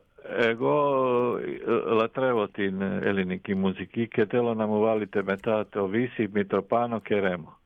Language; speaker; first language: Greek; non-native, fluent; Croatian